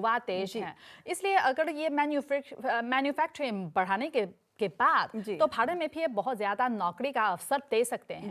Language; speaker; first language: Hindi; non-native, fluent; Chinese